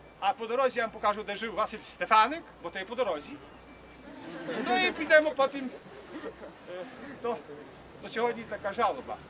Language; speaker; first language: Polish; non-native, learner; Ukrainian